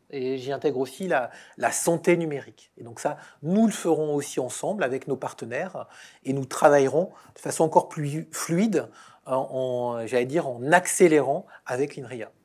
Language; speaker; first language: French; native; French